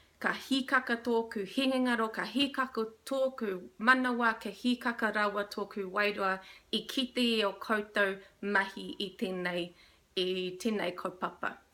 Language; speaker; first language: Māori; non-native, local second language; English